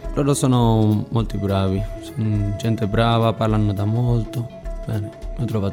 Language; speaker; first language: Italian; non-native, learner; Spanish